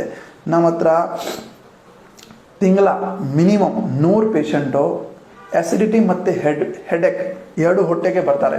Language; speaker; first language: Kannada; non-native, local second language; Gujarati